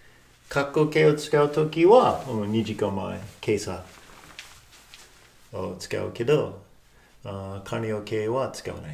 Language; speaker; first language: Japanese; non-native, fluent; English